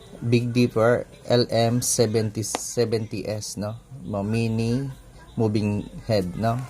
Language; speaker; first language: Filipino; non-native, local second language; Bikol